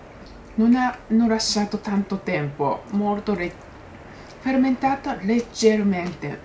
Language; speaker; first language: Italian; non-native, learner; Japanese